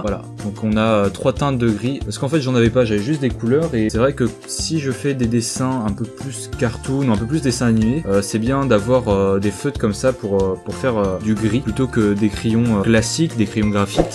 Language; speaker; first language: French; native; French